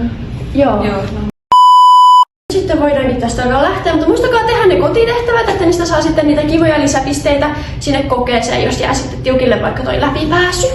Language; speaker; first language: Finnish; native; Finnish